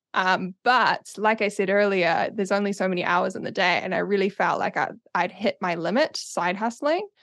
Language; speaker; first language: English; native; English